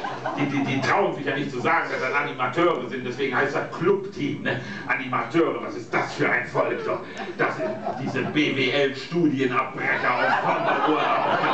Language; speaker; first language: German; native; German